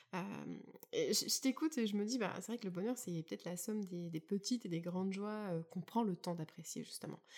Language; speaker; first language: French; native; French